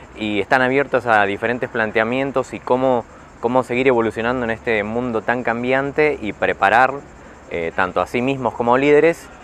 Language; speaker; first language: Spanish; native; Spanish